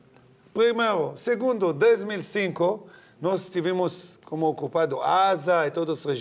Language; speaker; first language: Portuguese; non-native, learner; Hebrew